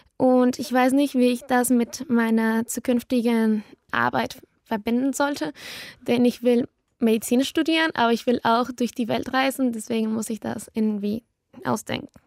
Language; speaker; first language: German; non-native, learner; Spanish